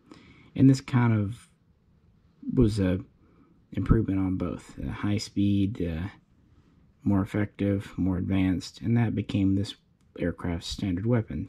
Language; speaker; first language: English; native; English